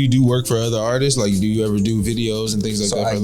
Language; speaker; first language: English; native; English